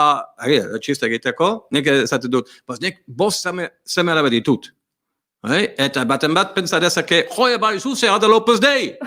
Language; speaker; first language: Basque; non-native, learner; English